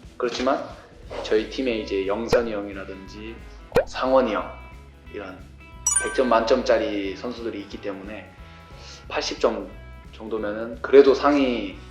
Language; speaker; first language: Korean; native; Korean